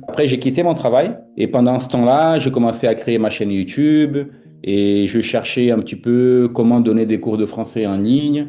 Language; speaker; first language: French; non-native, fluent; Portuguese